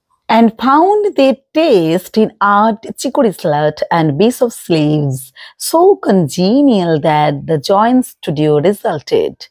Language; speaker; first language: English; non-native, local second language; Bangla